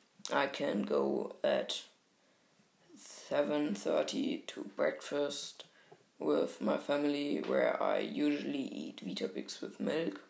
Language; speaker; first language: English; non-native, fluent; German